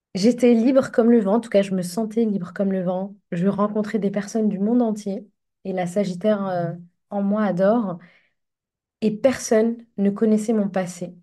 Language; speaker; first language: French; non-native, local second language; Arabic